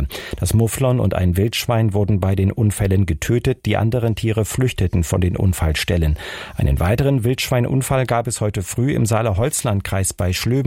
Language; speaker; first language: German; native; German